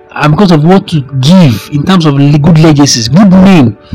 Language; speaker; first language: English; non-native, local second language; Yoruba